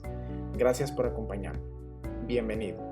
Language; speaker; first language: Spanish; native; Spanish